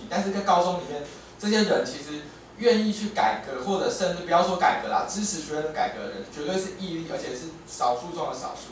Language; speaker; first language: Chinese; native; Chinese